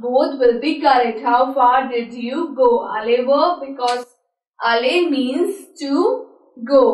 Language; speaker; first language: English; non-native, local second language; Hindi